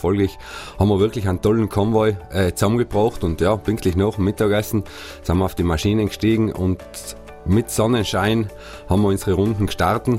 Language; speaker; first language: German; native; German